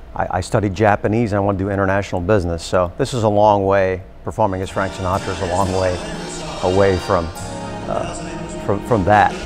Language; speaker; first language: English; native; English